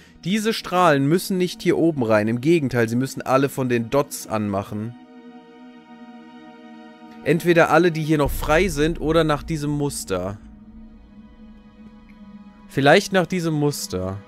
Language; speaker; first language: German; native; German